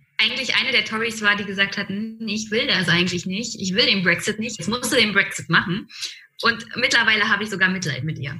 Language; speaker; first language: German; native; German